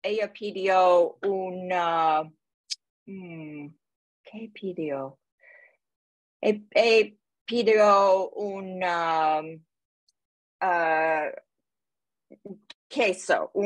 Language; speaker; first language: Spanish; non-native, learner; English